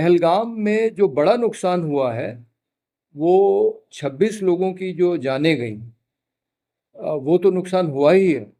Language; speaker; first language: Hindi; native; Hindi